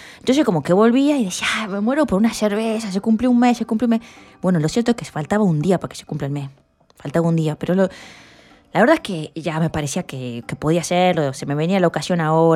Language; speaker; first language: Spanish; native; Spanish